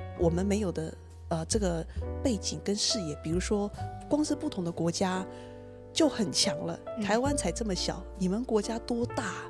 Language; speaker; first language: Chinese; native; Chinese